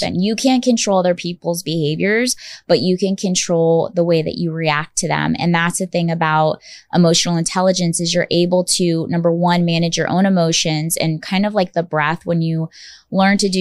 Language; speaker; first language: English; native; English